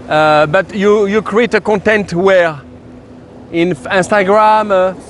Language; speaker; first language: English; non-native, learner; French